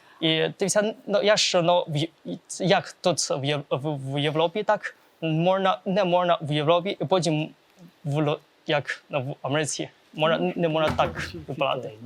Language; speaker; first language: Ukrainian; non-native, learner; Chinese